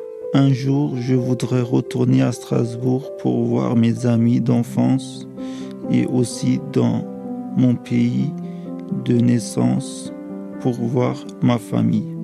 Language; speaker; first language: French; early bilingual, other home language; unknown